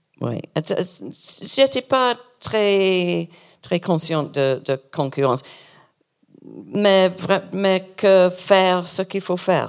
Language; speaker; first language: French; non-native, learner; English